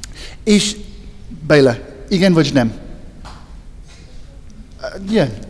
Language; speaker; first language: Hungarian; non-native, learner; English